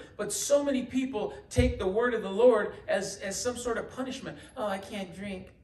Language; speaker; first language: English; native; English